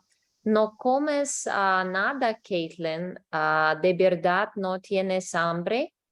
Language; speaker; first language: Spanish; non-native, learner; English